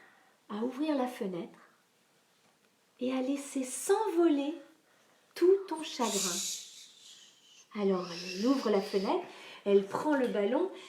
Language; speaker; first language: French; native; French